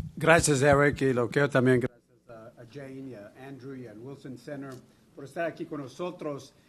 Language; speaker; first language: Spanish; early bilingual, heritage; Spanish